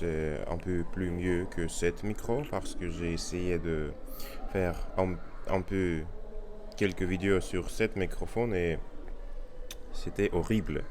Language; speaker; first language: French; non-native, learner; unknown